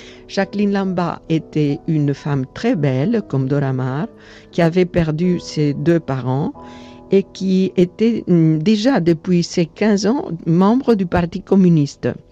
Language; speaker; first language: French; non-native, fluent; Catalan